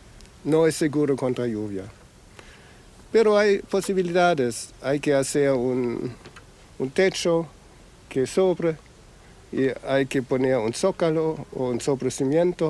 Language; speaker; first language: Spanish; non-native, fluent; German